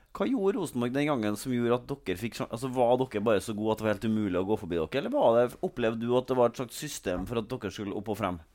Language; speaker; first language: Norwegian; native; Norwegian